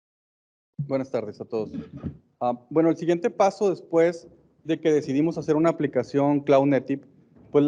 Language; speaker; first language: Spanish; native; Spanish